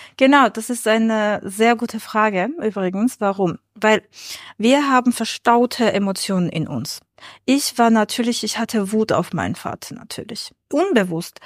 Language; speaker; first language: German; non-native, fluent; Armenian